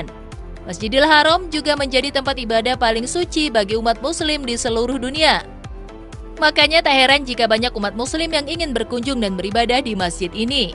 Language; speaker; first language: Indonesian; native; Indonesian